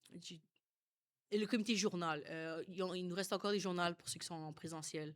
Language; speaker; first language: French; native; French